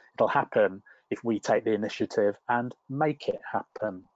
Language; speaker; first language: English; native; English